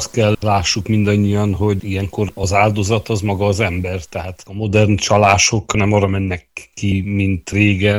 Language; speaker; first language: Hungarian; native; Hungarian